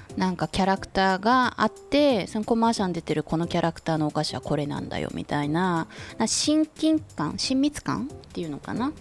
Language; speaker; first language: Japanese; non-native, fluent; Korean